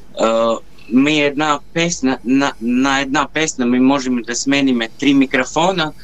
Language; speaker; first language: Bulgarian; non-native, learner; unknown